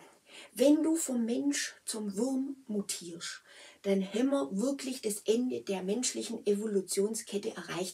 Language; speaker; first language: German; native; German